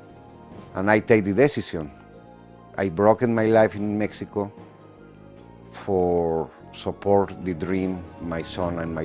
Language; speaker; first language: English; non-native, learner; Spanish